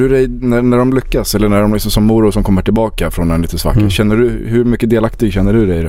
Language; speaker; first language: Swedish; native; Swedish